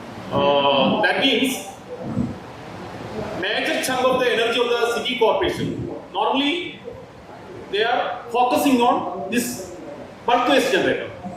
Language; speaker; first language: English; non-native, local second language; Malayalam